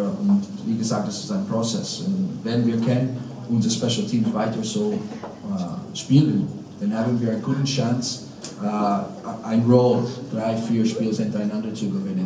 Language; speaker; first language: German; non-native, learner; English